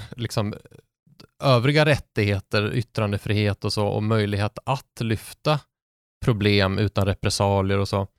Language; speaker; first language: Swedish; native; Swedish